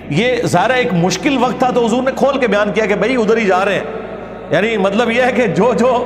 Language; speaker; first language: Urdu; native; Urdu